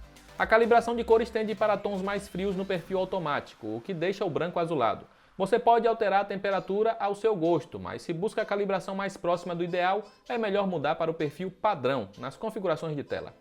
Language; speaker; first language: Portuguese; native; Portuguese